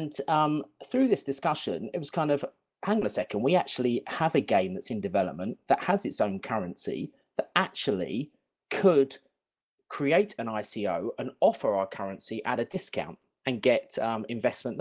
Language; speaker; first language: English; native; English